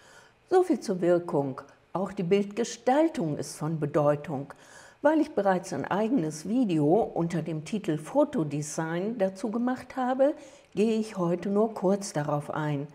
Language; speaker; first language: German; native; German